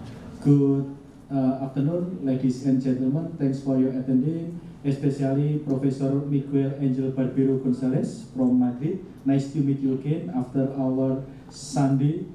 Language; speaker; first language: English; non-native, learner; Indonesian